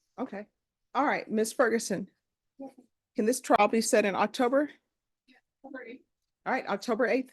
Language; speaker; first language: English; native; English